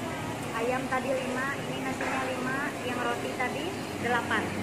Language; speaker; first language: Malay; non-native, local second language; Sundanese